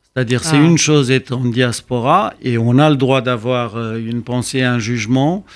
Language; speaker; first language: French; non-native, fluent; Romanian